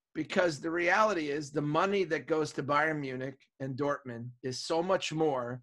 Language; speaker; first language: English; native; English